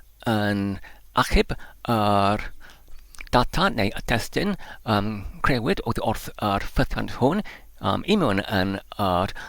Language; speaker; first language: Welsh; non-native, learner; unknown